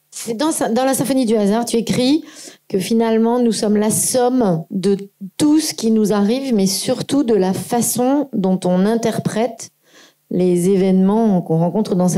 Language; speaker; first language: French; native; French